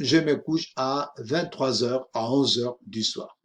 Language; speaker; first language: French; non-native, fluent; Spanish